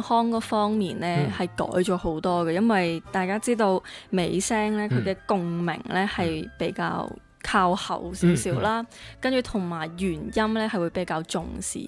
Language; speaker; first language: Cantonese; native; Cantonese